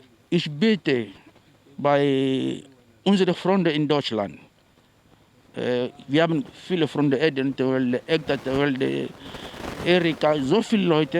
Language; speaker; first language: German; non-native, learner; Portuguese